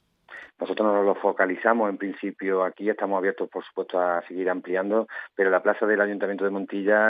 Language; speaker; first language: Spanish; native; Spanish